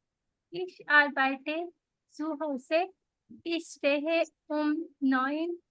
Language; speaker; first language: German; non-native, learner; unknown